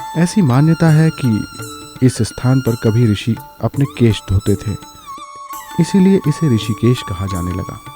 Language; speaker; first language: Hindi; native; Hindi